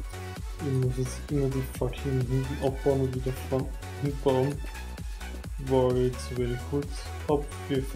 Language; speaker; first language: German; native; German